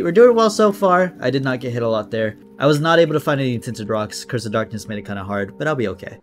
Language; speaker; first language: English; native; English